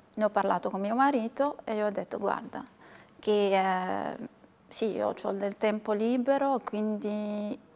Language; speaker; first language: Italian; non-native, fluent; Arabic